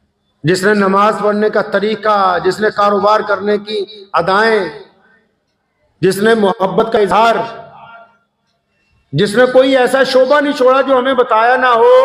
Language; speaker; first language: Urdu; native; Urdu